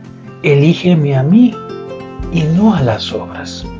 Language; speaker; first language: Spanish; native; Spanish